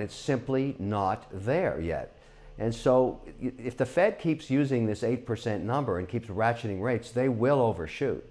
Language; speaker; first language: English; native; English